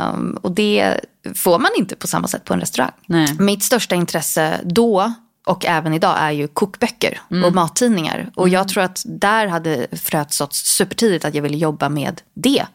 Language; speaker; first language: Swedish; native; Swedish